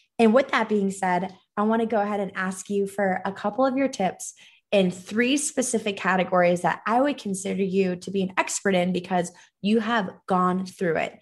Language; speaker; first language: English; native; English